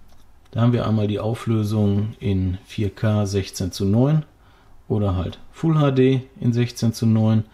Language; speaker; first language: German; native; German